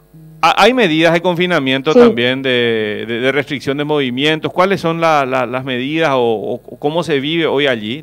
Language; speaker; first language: Spanish; native; Spanish